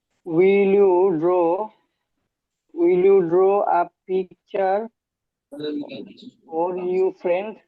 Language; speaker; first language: English; non-native, learner; Bangla